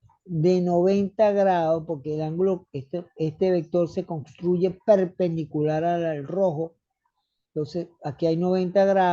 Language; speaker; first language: Spanish; native; Spanish